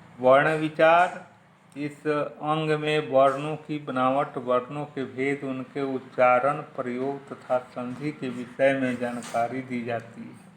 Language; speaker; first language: Hindi; native; Hindi